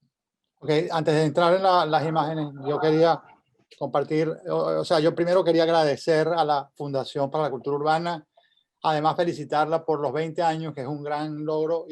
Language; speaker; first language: Spanish; native; Spanish